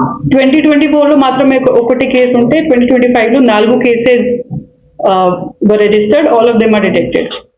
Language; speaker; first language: English; non-native, local second language; Telugu